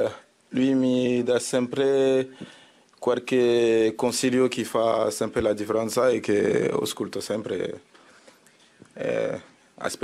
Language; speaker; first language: Italian; non-native, fluent; French